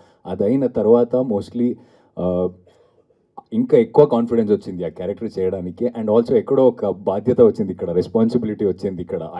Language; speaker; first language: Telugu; non-native, fluent; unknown